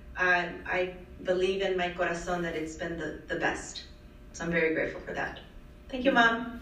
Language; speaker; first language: English; early bilingual, other home language; Spanish